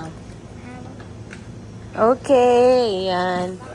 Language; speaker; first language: Korean; non-native, learner; Filipino